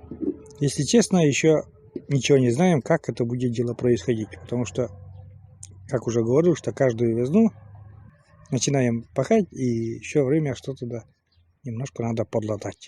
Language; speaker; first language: Russian; native; Russian